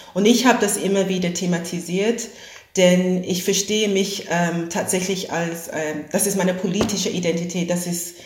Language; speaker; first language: German; non-native, fluent; English